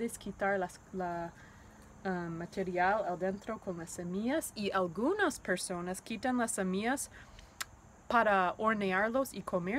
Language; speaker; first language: Spanish; non-native, learner; English